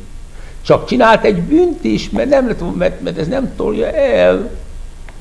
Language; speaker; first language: Hungarian; non-native, fluent; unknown